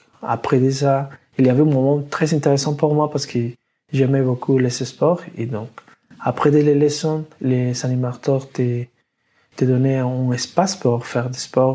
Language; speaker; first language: French; non-native, learner; Spanish